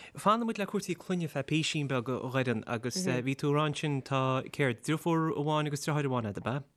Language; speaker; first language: Irish; native; Irish